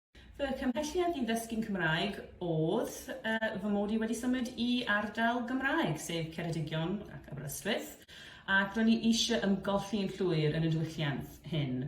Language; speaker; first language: Welsh; non-native, fluent; English